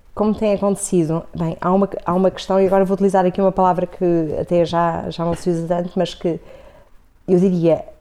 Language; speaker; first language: Portuguese; native; Portuguese